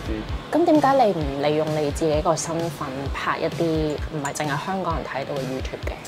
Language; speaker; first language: Chinese; native; Chinese